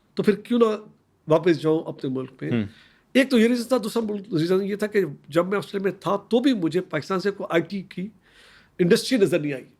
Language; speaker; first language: Urdu; native; Urdu